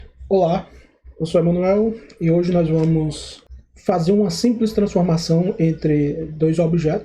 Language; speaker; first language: Portuguese; native; Portuguese